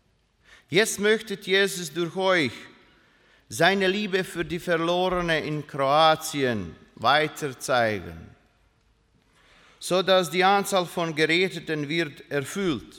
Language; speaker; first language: German; non-native, learner; Croatian